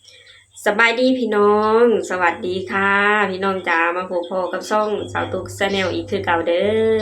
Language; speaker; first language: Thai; non-native, local second language; Lao